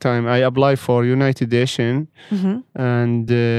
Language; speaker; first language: English; non-native, learner; Arabic